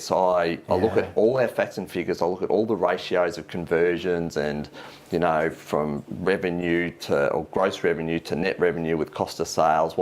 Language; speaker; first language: English; native; English